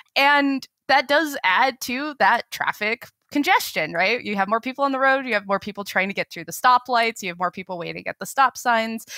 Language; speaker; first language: English; native; English